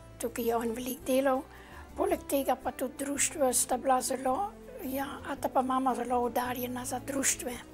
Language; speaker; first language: Slovenian; early bilingual, heritage; Slovenian